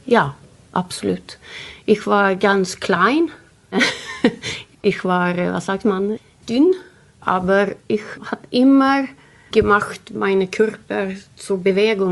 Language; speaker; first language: German; non-native, learner; Swedish